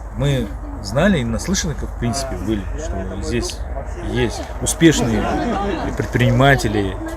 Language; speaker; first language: Russian; native; Russian